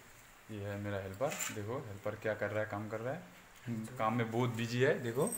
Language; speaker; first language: Hindi; non-native, local second language; Malayalam